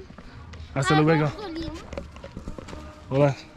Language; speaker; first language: Spanish; non-native, learner; English